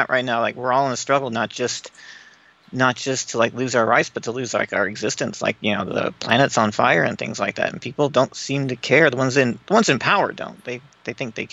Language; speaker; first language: English; native; English